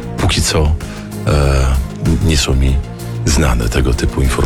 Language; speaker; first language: Polish; native; Polish